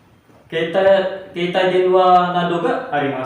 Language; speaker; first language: Japanese; non-native, learner; Indonesian